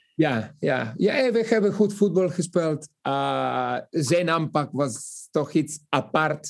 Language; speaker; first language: Dutch; non-native, fluent; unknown